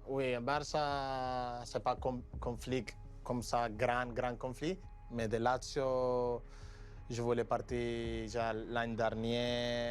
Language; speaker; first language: French; non-native, learner; Spanish